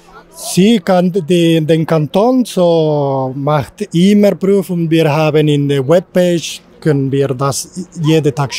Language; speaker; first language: German; non-native, learner; Spanish